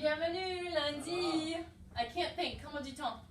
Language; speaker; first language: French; non-native, fluent; English